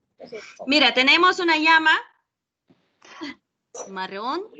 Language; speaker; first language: Spanish; non-native, fluent; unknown